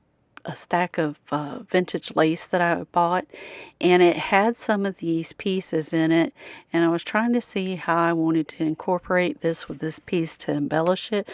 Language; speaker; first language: English; native; English